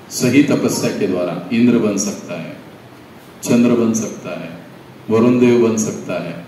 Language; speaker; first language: Hindi; non-native, local second language; Marathi